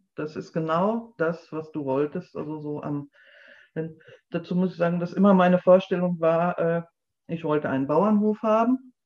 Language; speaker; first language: German; native; German